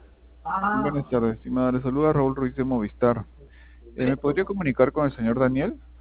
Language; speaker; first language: Spanish; native; Spanish